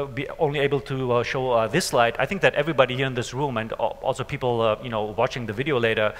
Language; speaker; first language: English; non-native, fluent; German